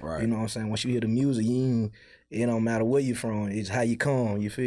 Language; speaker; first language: English; native; English